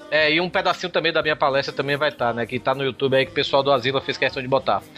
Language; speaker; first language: Portuguese; native; Portuguese